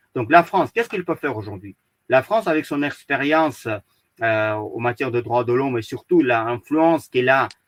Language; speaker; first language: French; early bilingual, other home language; Azerbaijani